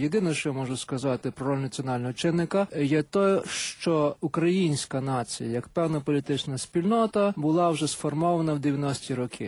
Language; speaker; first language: Ukrainian; native; Ukrainian